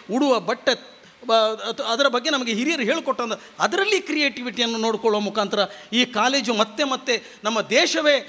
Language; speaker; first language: Kannada; non-native, local second language; Konkani